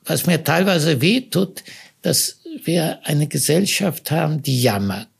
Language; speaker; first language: German; early bilingual, other home language; Hebrew